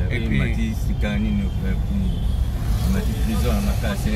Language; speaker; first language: French; non-native, local second language; Lingala